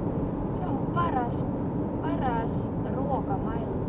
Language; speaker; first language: Finnish; non-native, learner; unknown